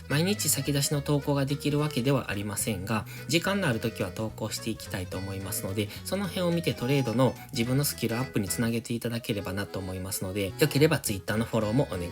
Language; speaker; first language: Japanese; native; Japanese